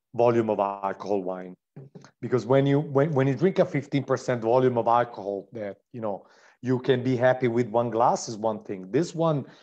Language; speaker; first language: English; non-native, fluent; Italian